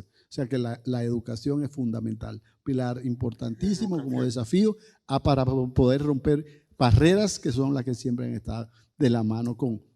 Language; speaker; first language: Spanish; native; Spanish